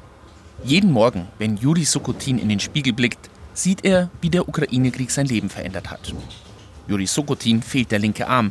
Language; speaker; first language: German; native; German